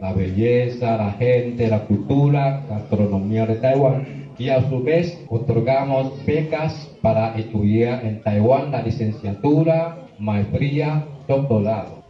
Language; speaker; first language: Spanish; non-native, fluent; Chinese